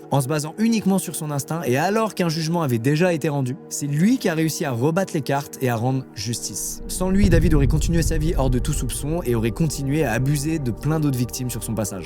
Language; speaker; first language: French; native; French